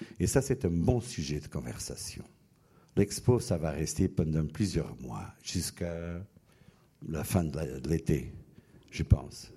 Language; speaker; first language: French; non-native, fluent; Portuguese